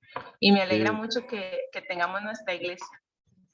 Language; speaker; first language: Spanish; native; Spanish